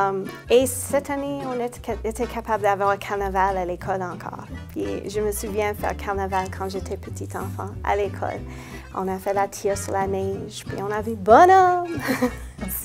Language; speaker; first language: French; non-native, local second language; English